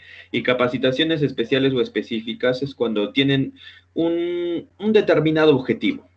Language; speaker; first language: Spanish; native; Spanish